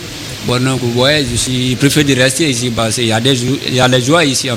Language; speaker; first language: French; non-native, learner; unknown